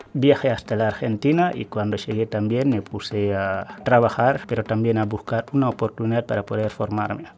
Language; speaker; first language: Spanish; non-native, fluent; Wolof